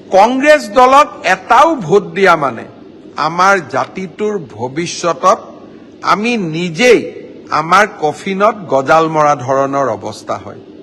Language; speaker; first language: Assamese; native; Assamese